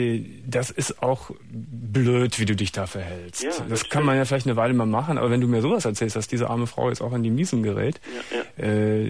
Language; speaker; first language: German; native; German